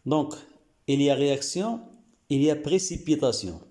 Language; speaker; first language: French; non-native, local second language; Arabic